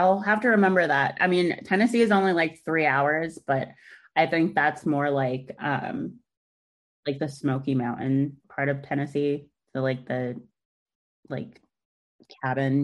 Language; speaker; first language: English; native; English